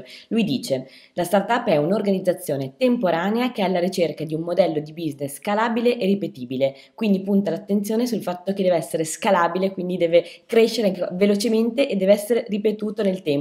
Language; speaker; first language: Italian; native; Italian